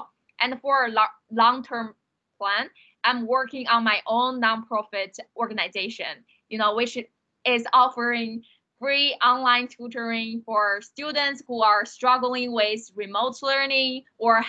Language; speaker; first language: English; non-native, fluent; Chinese